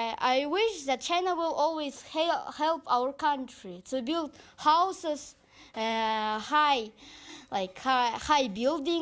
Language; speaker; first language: English; non-native, fluent; Kazakh